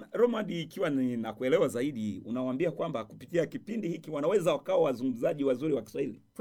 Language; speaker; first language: Swahili; non-native, local second language; Rundi